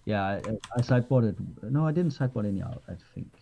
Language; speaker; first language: English; non-native, fluent; Danish